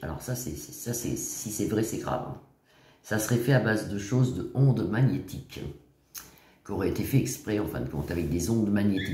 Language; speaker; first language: French; native; French